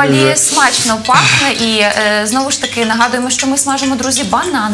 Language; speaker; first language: Ukrainian; native; Ukrainian